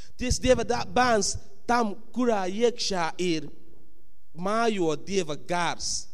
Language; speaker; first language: Latvian; non-native, fluent; English